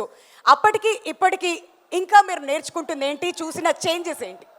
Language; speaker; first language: Telugu; native; Telugu